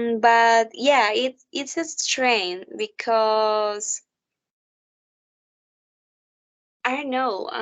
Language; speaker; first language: English; non-native, learner; Spanish